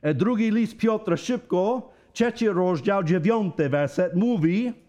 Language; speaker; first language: Polish; non-native, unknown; English